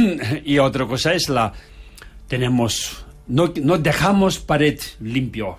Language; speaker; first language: Spanish; non-native, learner; Tibetan